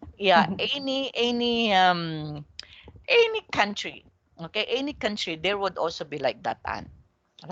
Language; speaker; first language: English; non-native, local second language; Filipino